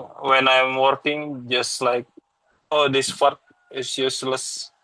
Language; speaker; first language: English; non-native, learner; Indonesian